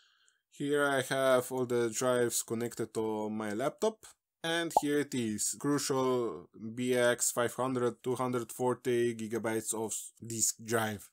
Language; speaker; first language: English; non-native, fluent; Slovenian